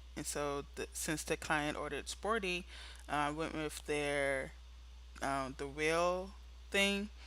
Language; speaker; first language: English; native; English